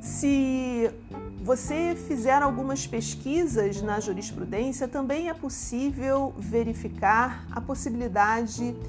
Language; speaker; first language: Portuguese; native; Portuguese